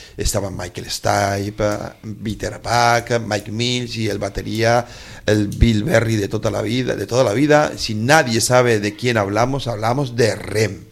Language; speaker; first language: Spanish; native; Spanish